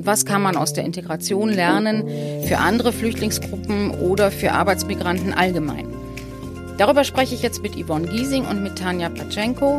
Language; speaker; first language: German; native; German